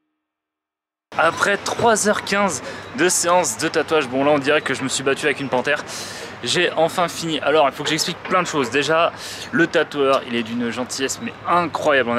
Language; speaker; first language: French; native; French